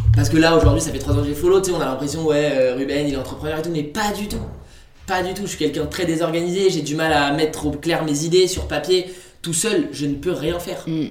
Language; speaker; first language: French; native; French